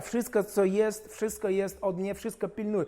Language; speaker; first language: Polish; non-native, fluent; Ukrainian